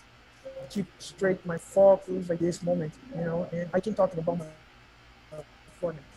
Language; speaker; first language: English; non-native, learner; Portuguese